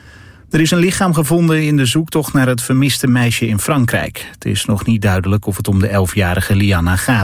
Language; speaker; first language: Dutch; native; Dutch